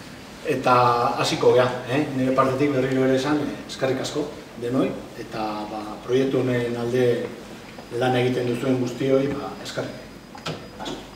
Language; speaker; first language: Basque; native; Basque